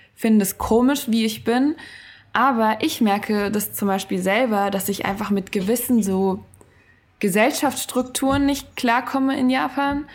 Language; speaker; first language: German; native; German